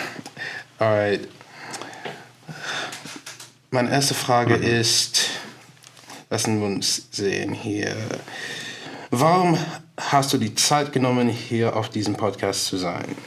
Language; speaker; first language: German; non-native, learner; English